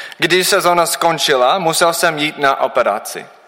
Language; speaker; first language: Czech; non-native, learner; English